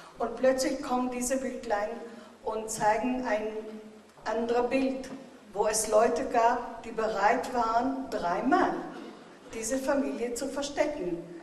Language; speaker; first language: German; non-native, fluent; Hebrew